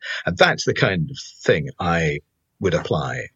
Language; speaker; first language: English; native; English